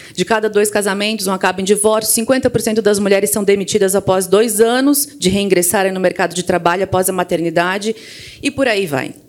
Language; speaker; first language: Portuguese; native; Portuguese